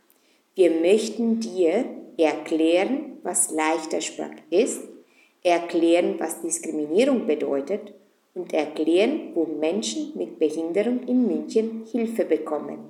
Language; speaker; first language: German; non-native, fluent; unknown